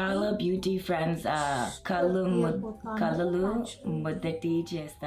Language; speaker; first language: Telugu; early bilingual, heritage; Telugu